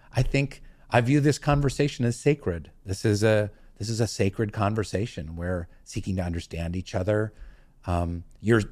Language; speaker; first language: English; native; English